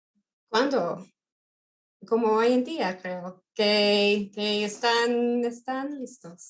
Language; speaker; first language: Spanish; non-native, fluent; English